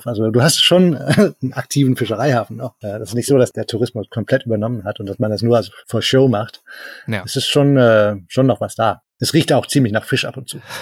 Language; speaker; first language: German; native; German